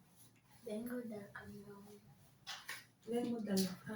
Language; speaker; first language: Italian; non-native, learner; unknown